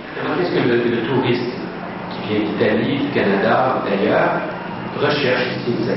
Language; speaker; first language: French; native; French